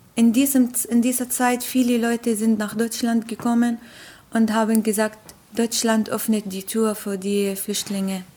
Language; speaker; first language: German; non-native, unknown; Arabic